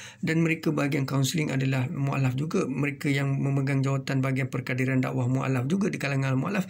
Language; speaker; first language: Malay; non-native, local second language; Tamil